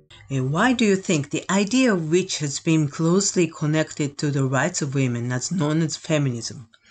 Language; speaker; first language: English; non-native, fluent; Japanese